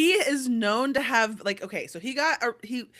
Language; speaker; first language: English; native; English